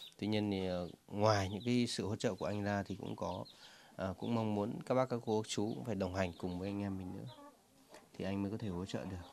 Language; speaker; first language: Vietnamese; non-native, local second language; Hmong